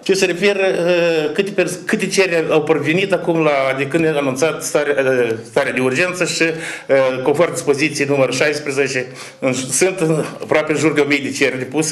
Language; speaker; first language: Romanian; native; Romanian